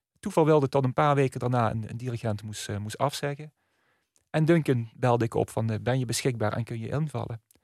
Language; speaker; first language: Dutch; native; Dutch